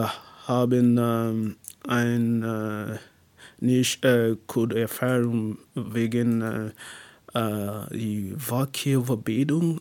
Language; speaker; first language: German; non-native, learner; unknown